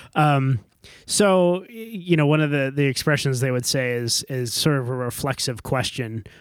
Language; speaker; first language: English; native; English